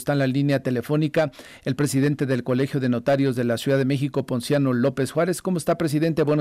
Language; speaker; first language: Spanish; native; Spanish